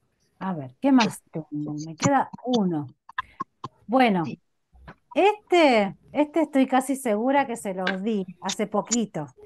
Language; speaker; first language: Spanish; native; Spanish